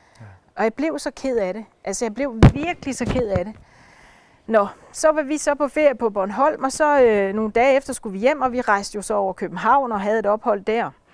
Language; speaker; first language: Danish; native; Danish